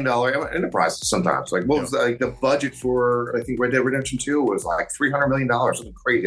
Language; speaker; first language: English; native; English